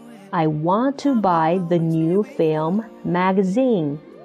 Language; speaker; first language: English; non-native, fluent; Chinese